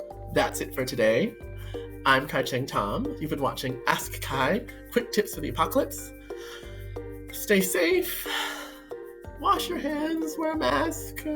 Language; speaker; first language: English; native; English